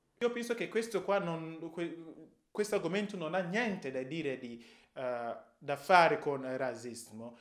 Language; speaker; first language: Italian; non-native, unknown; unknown